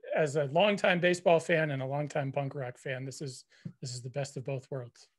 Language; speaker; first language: English; native; English